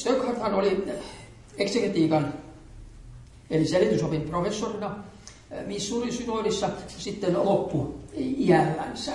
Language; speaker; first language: Finnish; native; Finnish